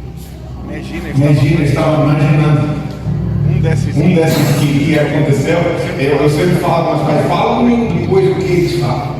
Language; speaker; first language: Portuguese; non-native, fluent; English